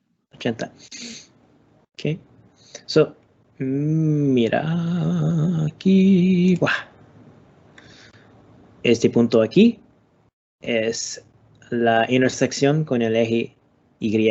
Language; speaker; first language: Spanish; non-native, learner; English